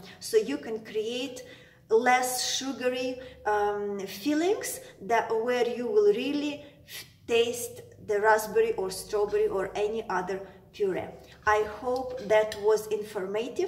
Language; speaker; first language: English; non-native, fluent; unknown